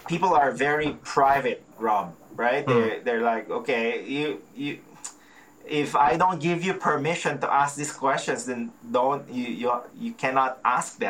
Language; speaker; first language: English; non-native, local second language; Filipino